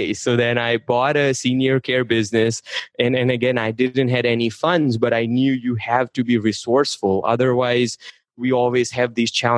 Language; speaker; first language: English; non-native, local second language; Gujarati